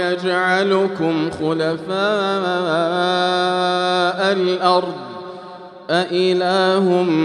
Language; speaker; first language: Arabic; native; Arabic